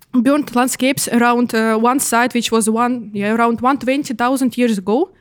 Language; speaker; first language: English; non-native, fluent; Russian